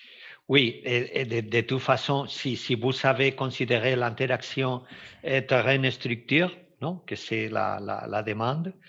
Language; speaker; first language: French; non-native, fluent; Spanish